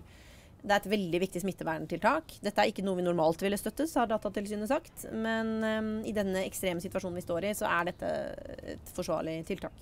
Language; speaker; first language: Norwegian; native; Norwegian